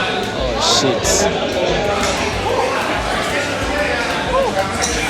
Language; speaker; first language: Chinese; non-native, learner; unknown